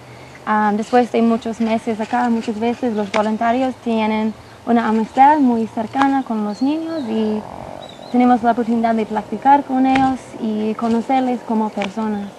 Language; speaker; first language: Spanish; non-native, fluent; English